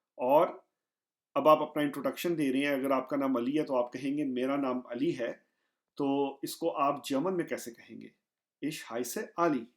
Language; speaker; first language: Urdu; non-native, local second language; Punjabi